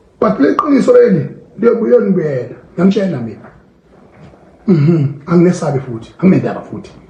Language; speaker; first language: Zulu; native; Zulu